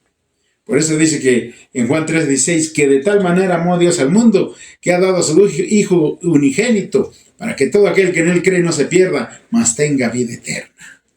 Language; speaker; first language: Spanish; native; Spanish